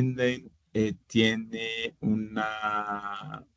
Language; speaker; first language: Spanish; non-native, fluent; Portuguese